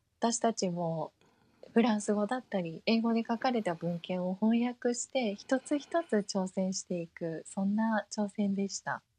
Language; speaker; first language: Japanese; early bilingual, heritage; Japanese